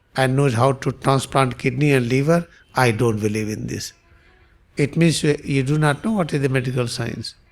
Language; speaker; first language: English; non-native, local second language; Hindi